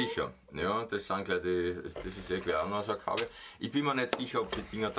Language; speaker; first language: German; native; German